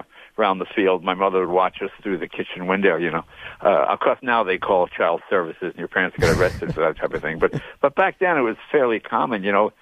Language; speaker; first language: English; native; English